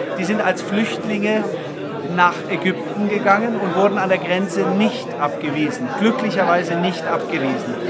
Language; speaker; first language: German; native; German